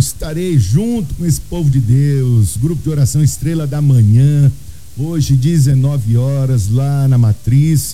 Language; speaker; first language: Portuguese; native; Portuguese